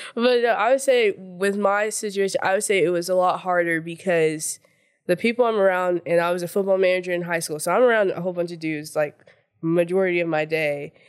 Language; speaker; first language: English; early bilingual, other home language; Haitian Creole